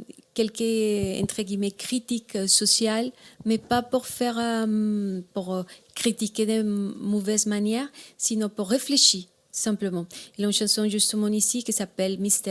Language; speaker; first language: French; non-native, learner; Spanish